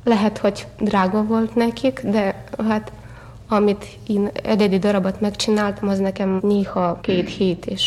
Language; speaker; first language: Hungarian; non-native, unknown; Russian